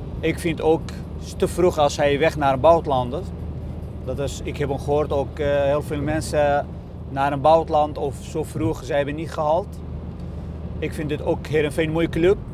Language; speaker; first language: Dutch; non-native, learner; Kurdish